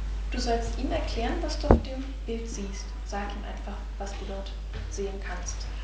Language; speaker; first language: German; native; German